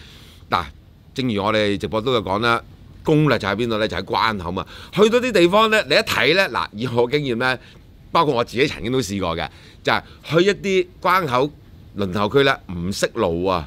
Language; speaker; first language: Cantonese; native; Cantonese